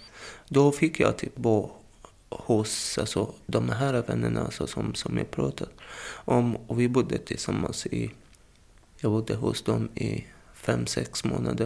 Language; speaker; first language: Swedish; non-native, fluent; Arabic